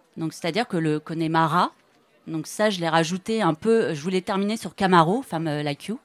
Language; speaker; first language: French; native; French